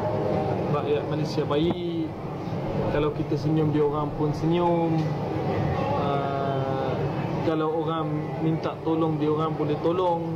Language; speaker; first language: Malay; non-native, fluent; Arabic